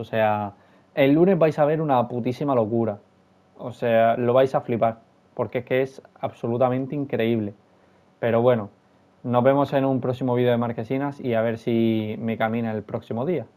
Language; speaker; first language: Spanish; native; Spanish